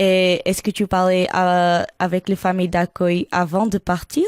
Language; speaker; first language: French; non-native, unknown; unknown